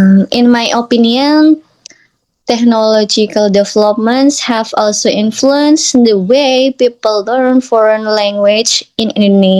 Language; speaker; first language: English; non-native, learner; Indonesian